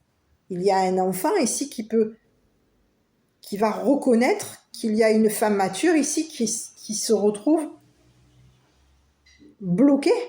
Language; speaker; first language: French; native; French